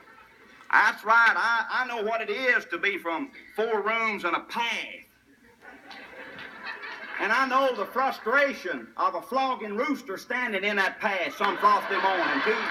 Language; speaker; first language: English; native; English